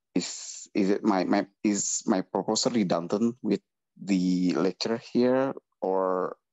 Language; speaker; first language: English; non-native, fluent; Indonesian